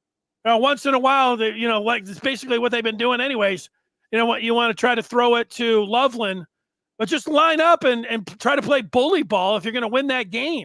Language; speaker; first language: English; native; English